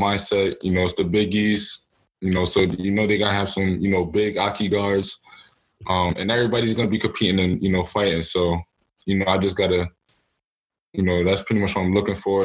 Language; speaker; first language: English; native; English